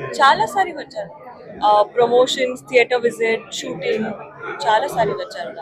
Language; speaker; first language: Telugu; non-native, learner; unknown